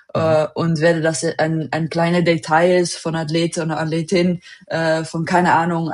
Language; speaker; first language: German; non-native, fluent; Dutch